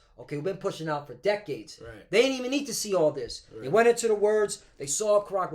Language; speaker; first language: English; native; English